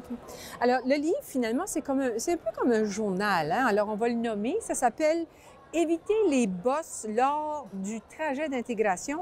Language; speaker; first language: French; native; French